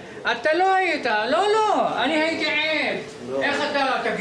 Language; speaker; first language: Hebrew; non-native, fluent; Arabic